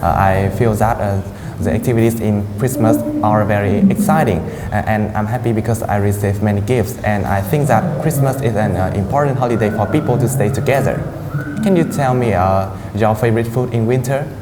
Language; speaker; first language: English; non-native, fluent; Vietnamese